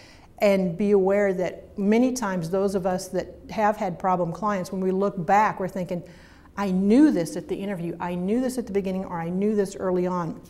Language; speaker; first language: English; native; English